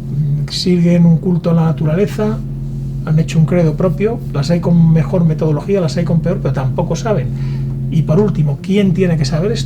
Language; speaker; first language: Spanish; native; Spanish